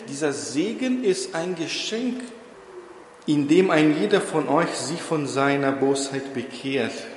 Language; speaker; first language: German; non-native, fluent; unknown